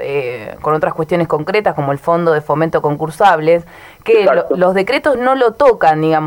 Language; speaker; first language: Spanish; native; Spanish